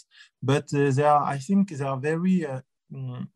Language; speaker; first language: English; non-native, fluent; French